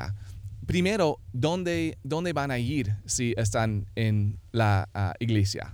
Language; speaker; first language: Spanish; non-native, fluent; English